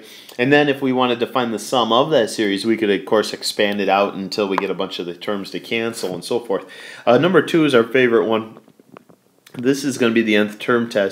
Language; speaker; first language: English; native; English